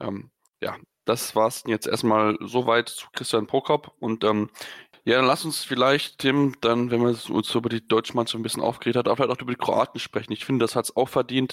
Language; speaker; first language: German; native; German